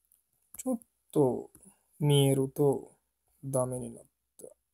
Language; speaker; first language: Japanese; non-native, learner; Bangla